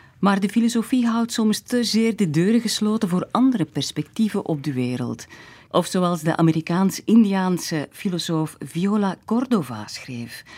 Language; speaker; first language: Dutch; native; Dutch